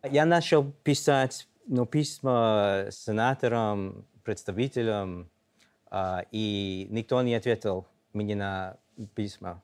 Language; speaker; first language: Russian; non-native, fluent; English